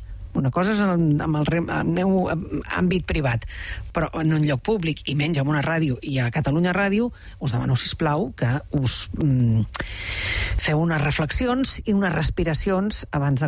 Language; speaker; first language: Catalan; native; Catalan